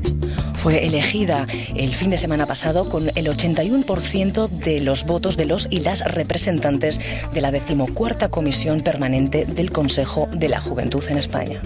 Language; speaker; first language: Spanish; native; Spanish